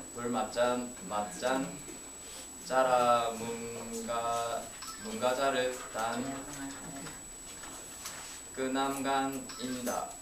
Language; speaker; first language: Indonesian; non-native, learner; Korean